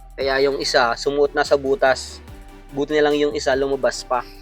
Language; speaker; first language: Filipino; non-native, local second language; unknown